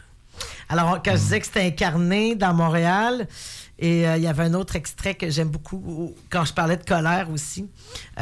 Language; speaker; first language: French; native; French